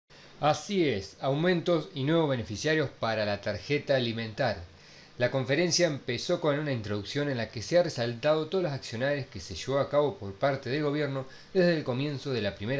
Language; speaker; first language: Spanish; native; Spanish